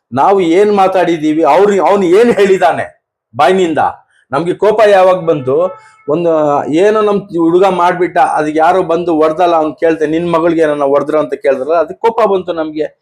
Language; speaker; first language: Kannada; non-native, local second language; Urdu